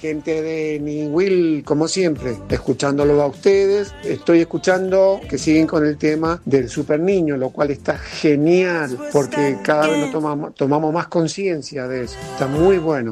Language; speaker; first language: Spanish; native; Spanish